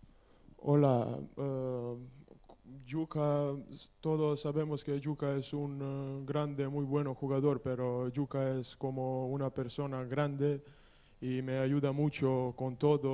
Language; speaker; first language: Spanish; non-native, learner; Serbian